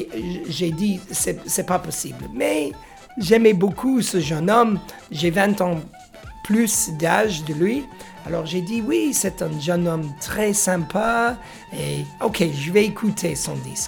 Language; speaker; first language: French; non-native, fluent; English